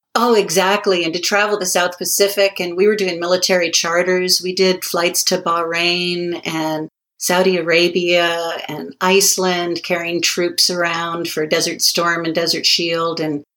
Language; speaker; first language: English; native; English